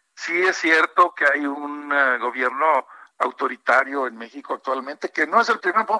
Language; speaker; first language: Spanish; native; Spanish